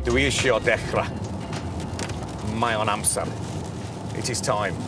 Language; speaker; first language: Welsh; non-native, learner; English